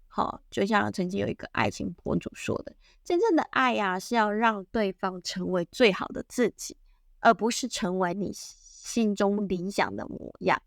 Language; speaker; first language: Chinese; native; Chinese